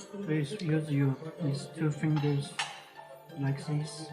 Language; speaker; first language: English; non-native, learner; Chinese